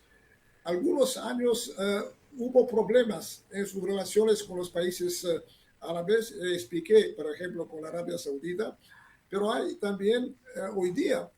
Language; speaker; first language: Spanish; non-native, fluent; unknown